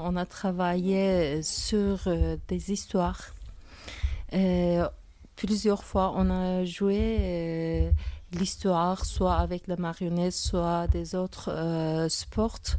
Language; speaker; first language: French; non-native, fluent; Turkish